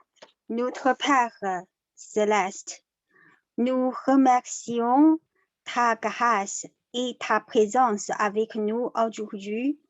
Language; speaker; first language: French; non-native, learner; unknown